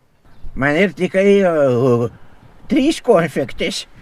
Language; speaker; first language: Latvian; non-native, learner; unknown